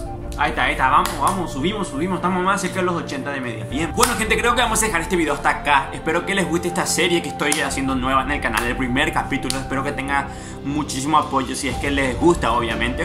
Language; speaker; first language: Spanish; native; Spanish